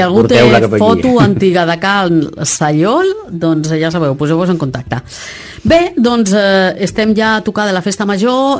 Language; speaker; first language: Catalan; native; Catalan